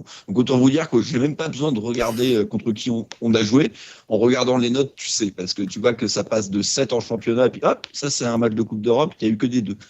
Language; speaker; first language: French; native; French